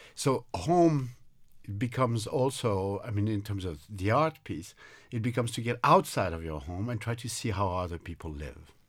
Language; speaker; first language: English; non-native, fluent; French